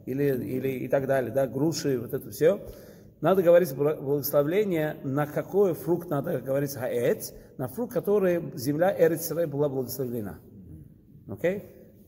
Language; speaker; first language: Russian; early bilingual, heritage; Russian